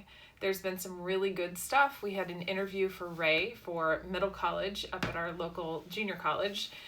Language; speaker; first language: English; native; English